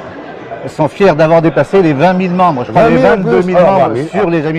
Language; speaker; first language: French; native; French